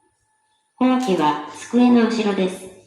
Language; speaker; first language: Japanese; non-native, learner; Indonesian